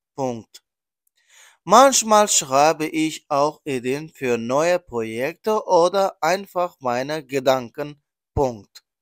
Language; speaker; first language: German; non-native, learner; Persian